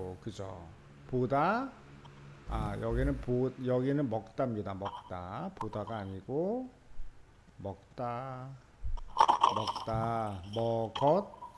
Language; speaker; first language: Korean; native; Korean